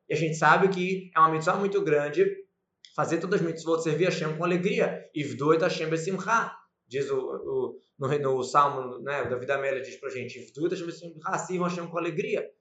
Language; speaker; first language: Portuguese; native; Portuguese